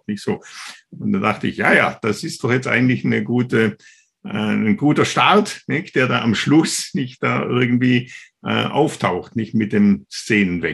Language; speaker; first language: German; native; German